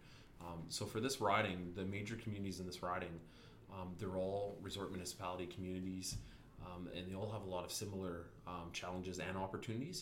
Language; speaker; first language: English; native; English